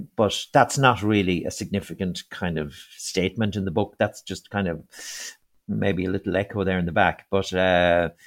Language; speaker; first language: English; native; English